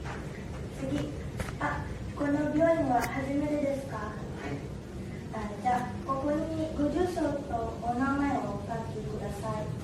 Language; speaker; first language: Japanese; non-native, learner; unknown